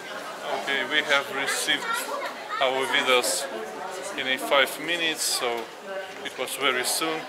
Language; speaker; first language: English; non-native, fluent; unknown